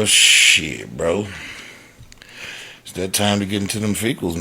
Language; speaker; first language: English; native; English